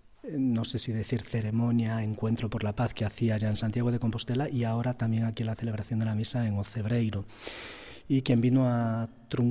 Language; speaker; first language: Spanish; native; Spanish